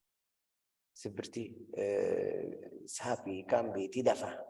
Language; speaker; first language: Indonesian; non-native, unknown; Arabic